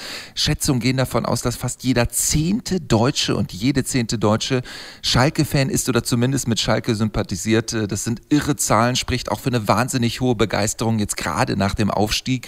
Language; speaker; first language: German; native; German